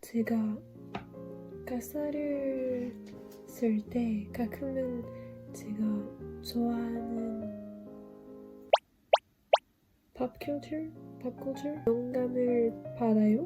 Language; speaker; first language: Korean; non-native, learner; French